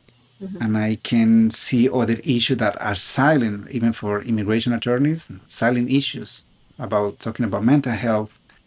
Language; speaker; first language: English; non-native, fluent; Spanish